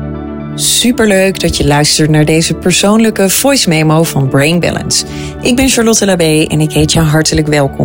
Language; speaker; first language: Dutch; native; Dutch